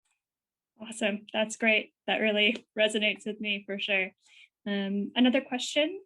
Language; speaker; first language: English; native; English